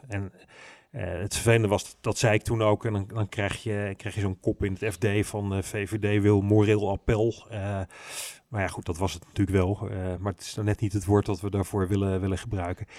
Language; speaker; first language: Dutch; native; Dutch